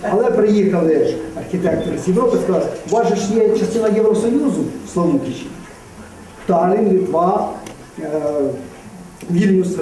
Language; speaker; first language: Ukrainian; native; Ukrainian